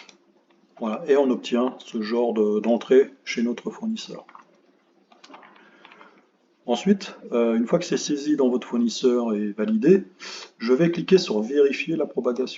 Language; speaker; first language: French; native; French